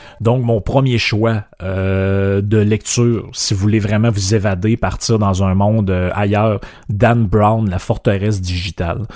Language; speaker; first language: French; native; French